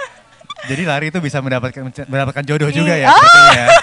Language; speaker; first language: Indonesian; native; Indonesian